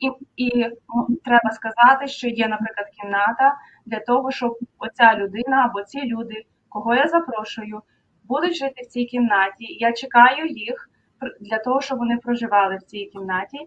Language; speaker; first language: Ukrainian; native; Ukrainian